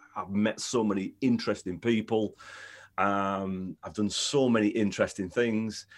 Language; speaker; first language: English; native; English